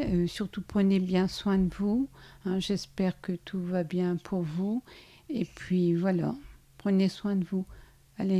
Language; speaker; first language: French; native; French